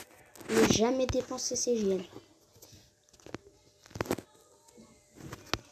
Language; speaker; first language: French; native; French